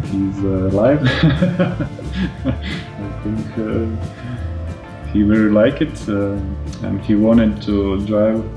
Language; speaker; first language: English; non-native, learner; Latvian